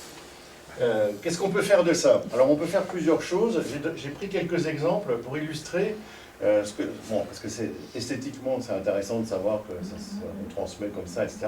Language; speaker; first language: French; native; French